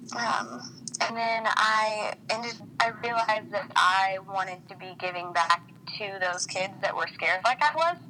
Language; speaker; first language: English; native; English